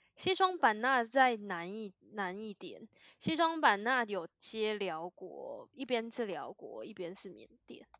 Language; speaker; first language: Chinese; native; Chinese